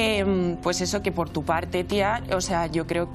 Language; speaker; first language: Spanish; native; Spanish